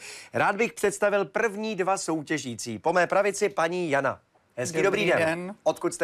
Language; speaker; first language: Czech; native; Czech